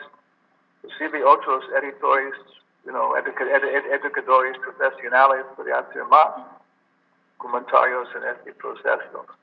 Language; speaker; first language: Spanish; non-native, learner; English